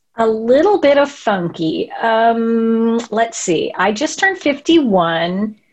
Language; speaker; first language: English; native; English